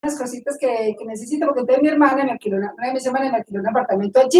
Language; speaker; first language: Spanish; native; Spanish